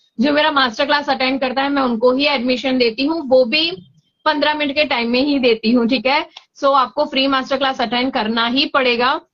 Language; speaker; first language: Hindi; non-native, local second language; Gujarati